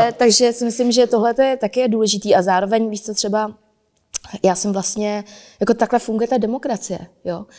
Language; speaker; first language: Czech; early bilingual, other home language; Vietnamese